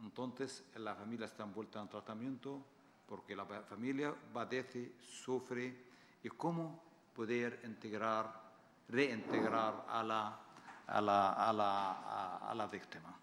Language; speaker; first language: Spanish; non-native, fluent; Arabic